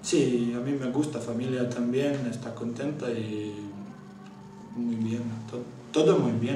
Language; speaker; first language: Spanish; non-native, learner; Lithuanian